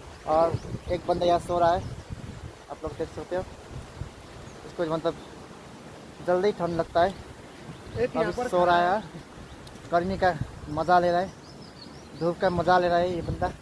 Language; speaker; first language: Hindi; non-native, fluent; Nepali